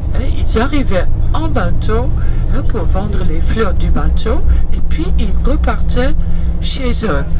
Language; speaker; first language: French; early bilingual, heritage; Dutch